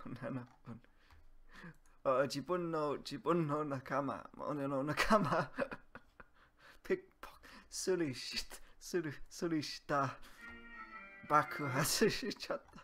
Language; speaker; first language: Japanese; non-native, learner; English